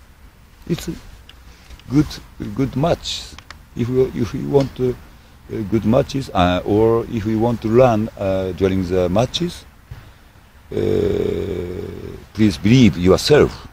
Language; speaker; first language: English; non-native, learner; Japanese